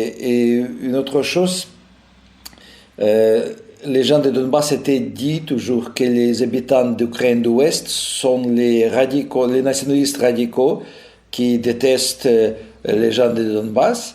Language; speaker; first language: French; non-native, fluent; Russian